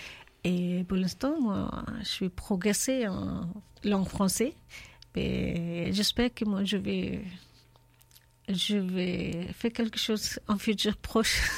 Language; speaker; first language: French; non-native, learner; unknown